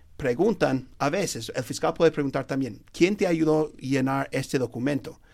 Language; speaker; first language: Spanish; non-native, fluent; English